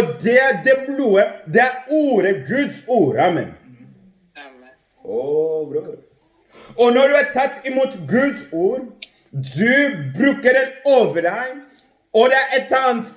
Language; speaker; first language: Norwegian; non-native, fluent; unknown